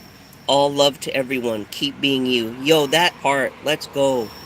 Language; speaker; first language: English; native; English